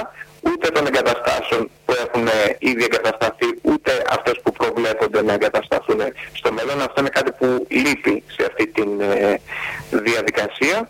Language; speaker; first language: Greek; native; Greek